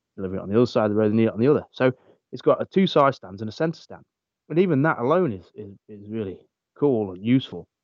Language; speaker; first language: English; native; English